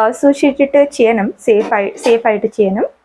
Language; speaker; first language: Malayalam; non-native, local second language; Hindi